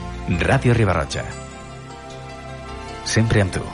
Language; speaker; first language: Catalan; native; Catalan